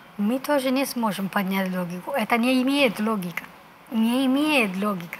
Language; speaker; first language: Russian; non-native, fluent; Spanish